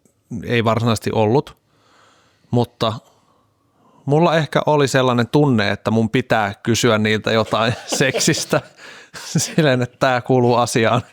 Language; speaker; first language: Finnish; native; Finnish